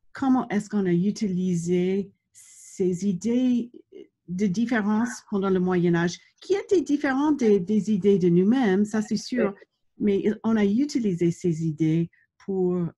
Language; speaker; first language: French; non-native, fluent; English